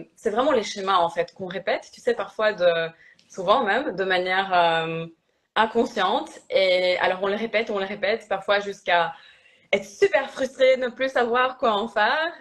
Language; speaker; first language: French; early bilingual, other home language; Polish